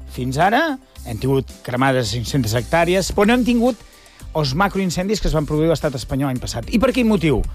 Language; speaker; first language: Catalan; native; Catalan